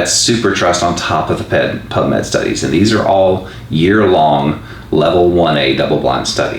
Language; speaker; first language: English; native; English